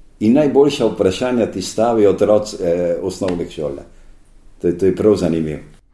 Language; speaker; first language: Slovenian; early bilingual, heritage; Slovenian